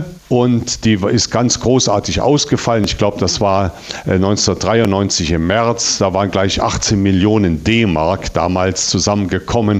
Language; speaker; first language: German; native; German